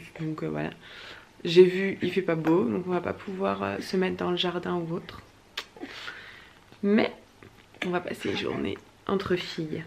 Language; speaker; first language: French; native; French